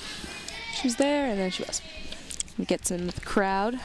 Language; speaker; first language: English; native; English